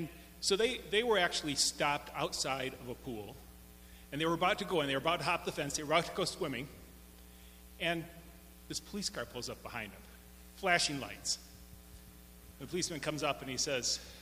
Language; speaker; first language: English; native; English